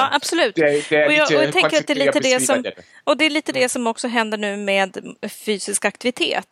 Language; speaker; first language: Swedish; native; Swedish